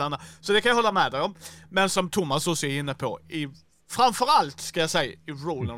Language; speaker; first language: Swedish; native; Swedish